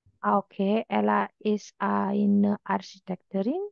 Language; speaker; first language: German; non-native, fluent; Indonesian